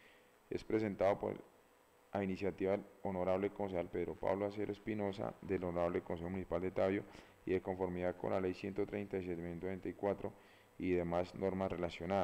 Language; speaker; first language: Spanish; native; Spanish